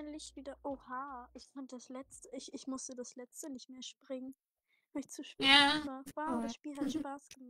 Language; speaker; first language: German; native; German